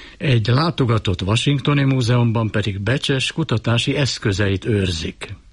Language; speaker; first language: Hungarian; native; Hungarian